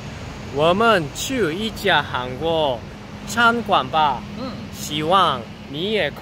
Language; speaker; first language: Chinese; non-native, learner; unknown